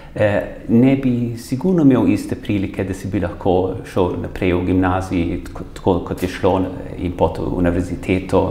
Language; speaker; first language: Slovenian; early bilingual, heritage; Slovenian